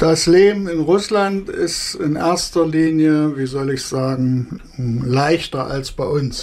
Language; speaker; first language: German; native; German